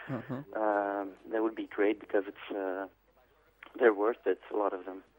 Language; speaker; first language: English; non-native, fluent; Dutch